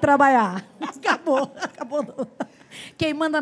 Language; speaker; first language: Portuguese; native; Portuguese